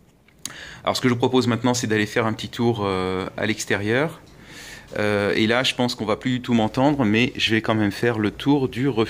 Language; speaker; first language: French; native; French